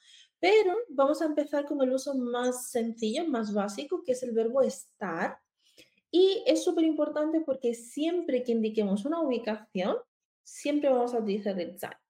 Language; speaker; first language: Spanish; early bilingual, other home language; Chinese